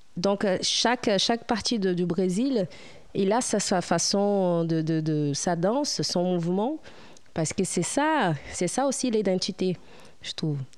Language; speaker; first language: French; non-native, fluent; Portuguese